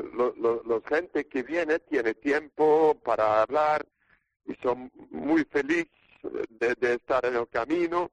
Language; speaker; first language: Spanish; non-native, learner; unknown